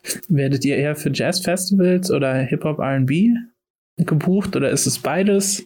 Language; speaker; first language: German; native; German